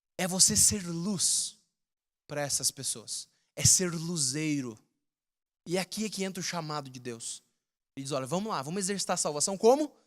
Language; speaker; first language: Portuguese; native; Portuguese